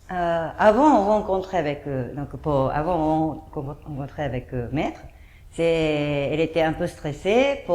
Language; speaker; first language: French; non-native, fluent; Japanese